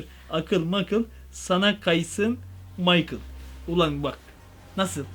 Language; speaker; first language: Turkish; native; Turkish